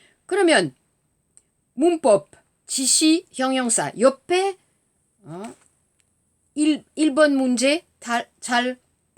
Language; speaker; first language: Korean; non-native, learner; French